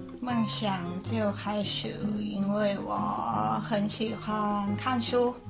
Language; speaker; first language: Chinese; non-native, learner; Thai